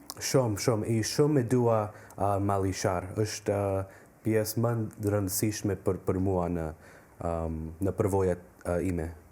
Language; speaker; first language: Albanian; non-native, learner; English